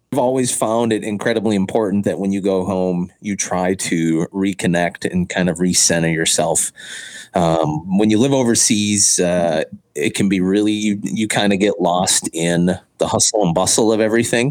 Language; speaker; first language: English; native; English